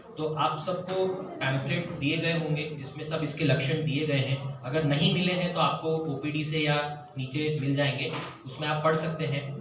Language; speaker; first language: Hindi; non-native, local second language; Marathi